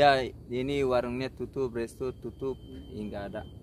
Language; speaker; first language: Indonesian; non-native, learner; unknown